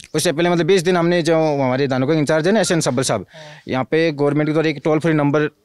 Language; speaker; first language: Hindi; native; Hindi